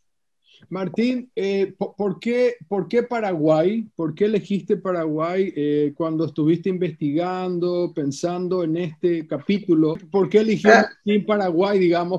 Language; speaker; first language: Spanish; native; Spanish